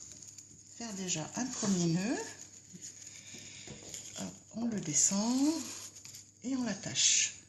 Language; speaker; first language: French; native; French